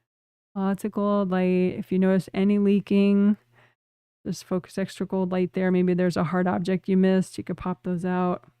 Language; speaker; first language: English; native; English